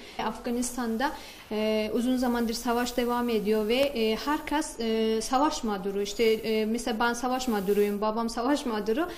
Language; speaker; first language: Turkish; non-native, fluent; Persian